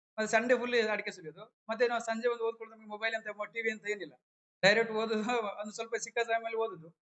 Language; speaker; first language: Kannada; native; Kannada